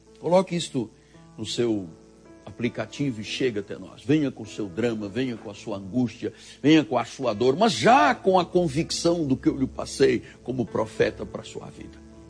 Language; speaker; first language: Portuguese; native; Portuguese